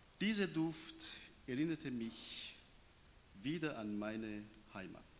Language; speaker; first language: German; non-native, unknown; Persian